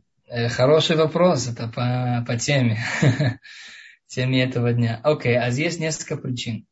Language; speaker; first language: Russian; early bilingual, heritage; Russian